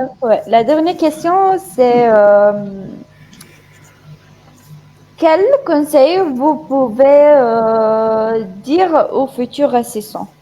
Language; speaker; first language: French; non-native, fluent; Arabic